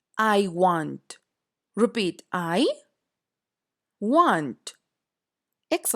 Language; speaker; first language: English; non-native, fluent; Spanish